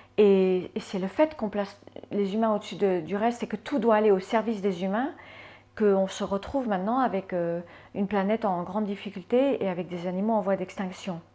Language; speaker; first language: French; early bilingual, other home language; English